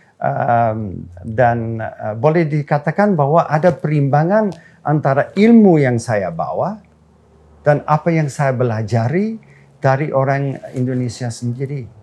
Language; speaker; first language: Indonesian; non-native, fluent; English